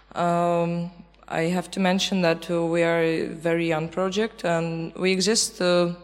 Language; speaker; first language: English; non-native, fluent; Belarusian